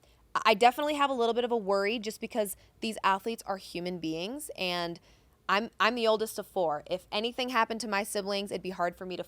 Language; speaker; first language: English; native; English